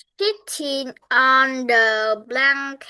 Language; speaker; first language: English; non-native, learner; Vietnamese